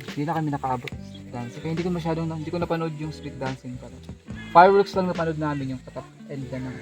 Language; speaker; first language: Filipino; non-native, local second language; Cebuano